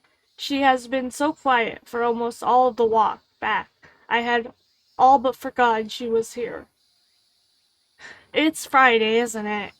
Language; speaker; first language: English; native; English